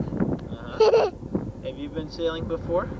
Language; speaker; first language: English; native; English